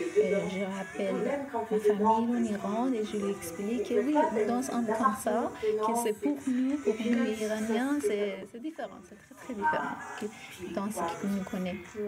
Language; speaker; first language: French; non-native, fluent; Persian